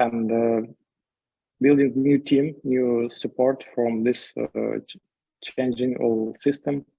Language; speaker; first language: English; non-native, learner; Ukrainian